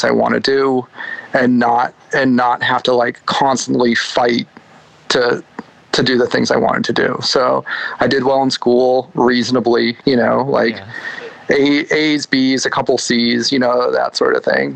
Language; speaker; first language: English; native; English